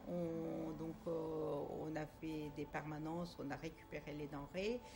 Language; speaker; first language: French; non-native, local second language; Armenian